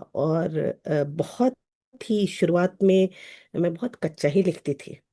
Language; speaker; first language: Hindi; native; Hindi